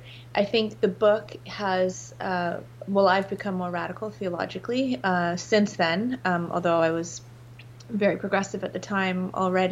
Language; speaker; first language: English; native; English